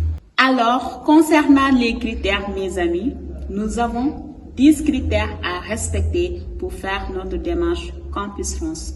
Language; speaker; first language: French; non-native, local second language; Wolof